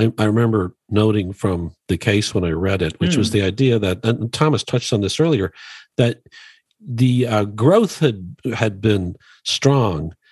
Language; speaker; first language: English; native; English